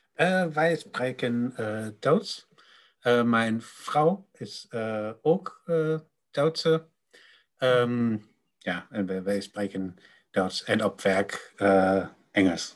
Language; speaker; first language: Dutch; non-native, learner; German